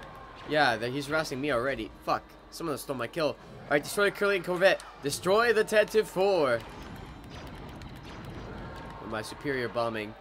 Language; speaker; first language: English; native; English